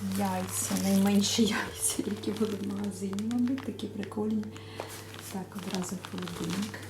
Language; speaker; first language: Ukrainian; non-native, local second language; Russian